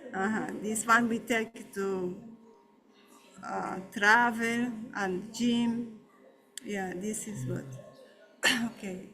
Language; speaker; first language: English; non-native, learner; Portuguese